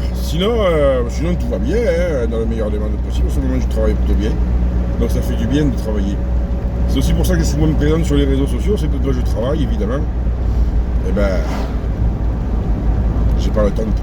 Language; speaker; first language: French; native; French